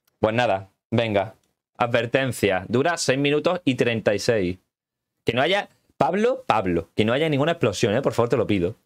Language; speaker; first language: Spanish; native; Spanish